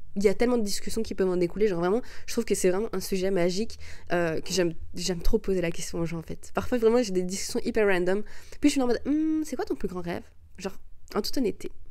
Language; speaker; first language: French; early bilingual, other home language; Arabic